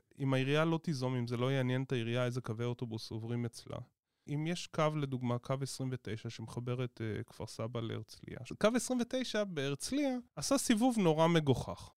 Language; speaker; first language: Hebrew; native; Hebrew